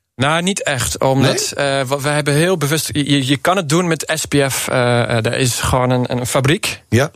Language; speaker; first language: Dutch; non-native, learner; English